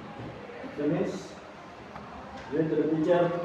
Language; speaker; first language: English; non-native, learner; Indonesian